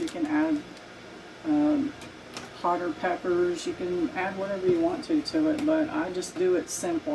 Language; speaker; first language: English; native; English